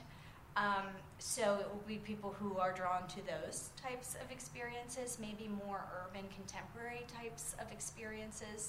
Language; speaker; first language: English; native; English